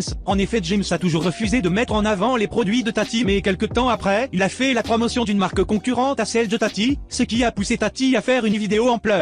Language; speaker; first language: French; native; French